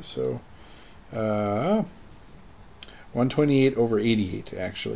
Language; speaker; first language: English; native; English